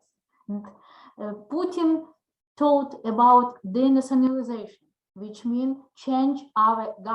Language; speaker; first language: English; non-native, learner; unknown